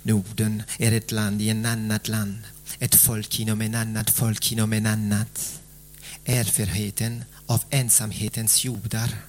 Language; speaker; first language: Swedish; early bilingual, heritage; Swedish